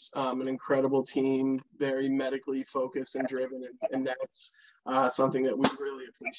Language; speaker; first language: English; native; English